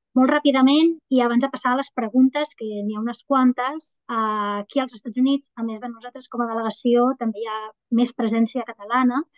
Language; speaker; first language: Catalan; native; Catalan